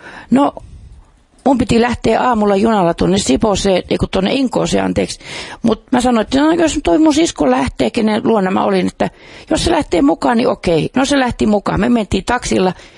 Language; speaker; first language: Finnish; non-native, fluent; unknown